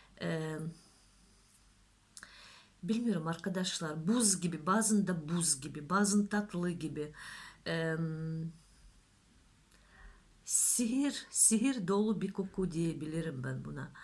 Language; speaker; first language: Turkish; non-native, learner; Russian